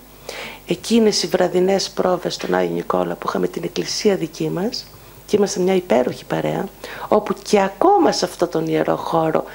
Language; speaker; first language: Greek; native; Greek